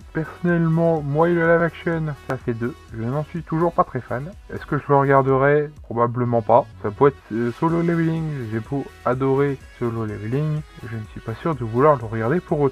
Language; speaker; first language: French; native; French